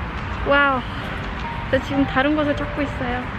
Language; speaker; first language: Korean; non-native, fluent; Estonian